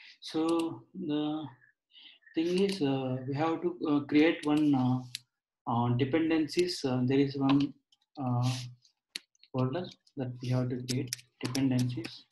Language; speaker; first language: English; non-native, local second language; Telugu